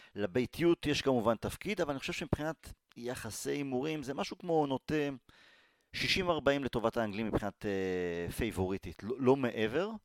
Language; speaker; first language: Hebrew; native; Hebrew